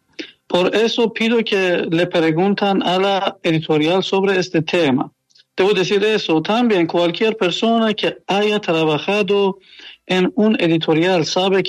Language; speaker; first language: Spanish; non-native, learner; Persian